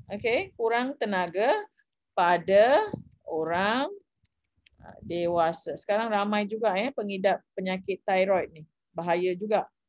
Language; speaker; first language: Malay; non-native, local second language; Tamil